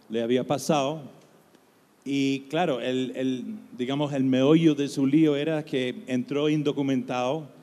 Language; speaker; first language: Spanish; non-native, fluent; English